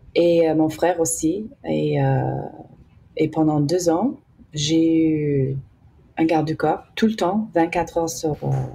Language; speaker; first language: French; early bilingual, heritage; English